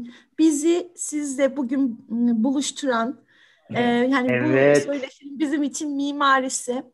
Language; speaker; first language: Turkish; native; Turkish